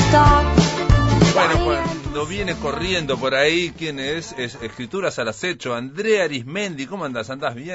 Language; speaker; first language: Spanish; native; Spanish